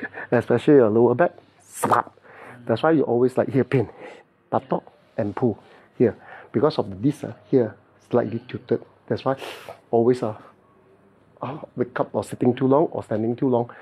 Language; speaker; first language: English; non-native, local second language; Cantonese